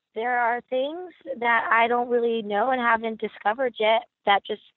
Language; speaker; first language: English; native; English